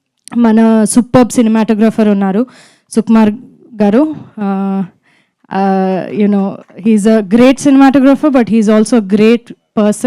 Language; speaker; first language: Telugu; non-native, fluent; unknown